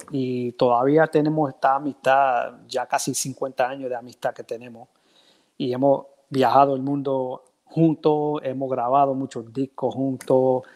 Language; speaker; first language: Spanish; early bilingual, heritage; Spanish